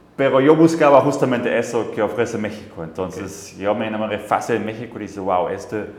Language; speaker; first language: Spanish; non-native, fluent; German